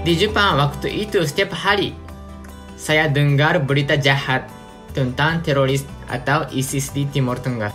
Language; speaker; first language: Indonesian; non-native, fluent; Japanese